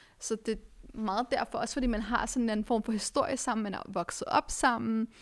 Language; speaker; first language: Danish; early bilingual, other home language; Arabic